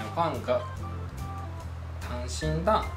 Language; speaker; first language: Chinese; non-native, fluent; Japanese